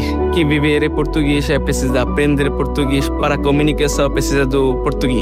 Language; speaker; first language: Portuguese; non-native, learner; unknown